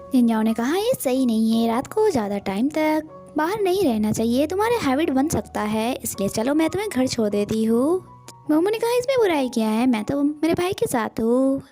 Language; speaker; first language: Hindi; non-native, local second language; Bangla